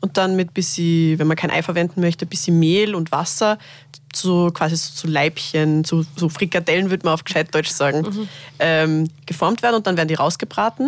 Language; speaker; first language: German; native; German